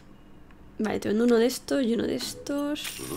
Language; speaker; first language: Spanish; native; Spanish